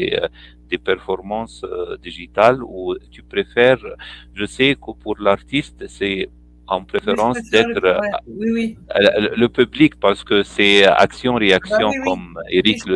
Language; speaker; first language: French; non-native, fluent; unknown